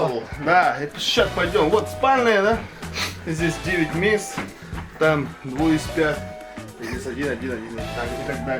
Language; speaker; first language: Russian; non-native, local second language; Yakut